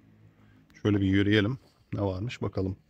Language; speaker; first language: Turkish; native; Turkish